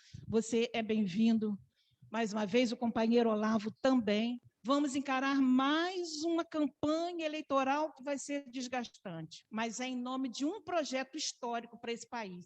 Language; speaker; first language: Portuguese; native; Portuguese